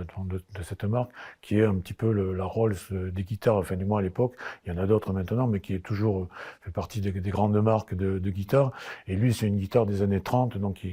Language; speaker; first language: French; native; French